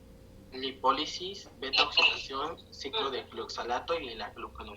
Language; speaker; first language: Spanish; native; Spanish